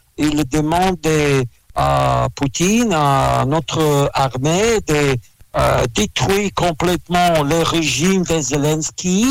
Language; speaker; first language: French; non-native, learner; Russian